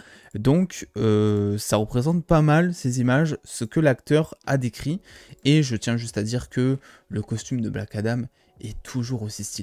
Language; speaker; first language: French; native; French